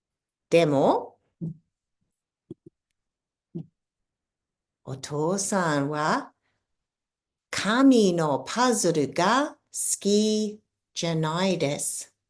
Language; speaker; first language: Japanese; non-native, fluent; English